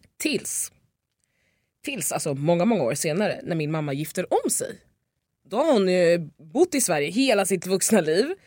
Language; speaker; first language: Swedish; native; Swedish